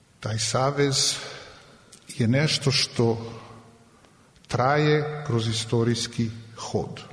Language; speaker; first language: Serbian; native; Serbian